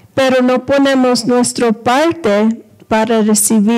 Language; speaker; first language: Spanish; early bilingual, heritage; Spanish